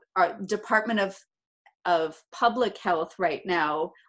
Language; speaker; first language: English; native; English